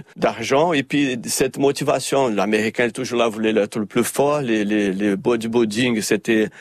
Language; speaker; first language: French; early bilingual, heritage; Portuguese